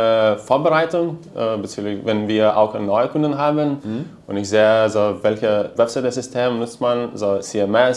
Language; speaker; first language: German; non-native, learner; Lithuanian